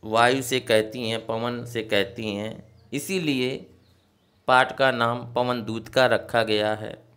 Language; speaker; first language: Hindi; native; Hindi